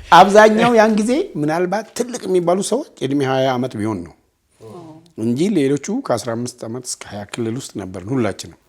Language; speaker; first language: Amharic; native; Amharic